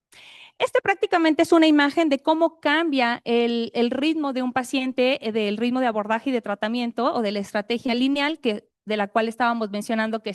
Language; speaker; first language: Spanish; native; Spanish